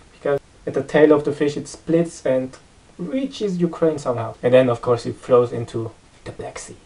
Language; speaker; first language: English; non-native, fluent; Romanian